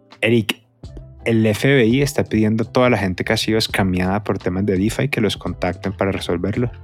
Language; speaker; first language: Spanish; native; Spanish